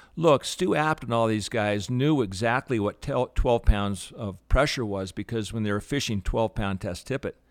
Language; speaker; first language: English; native; English